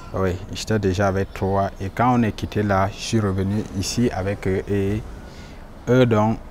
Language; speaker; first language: French; native; French